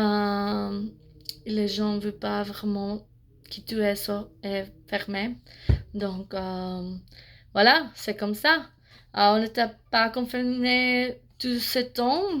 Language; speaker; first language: French; non-native, fluent; English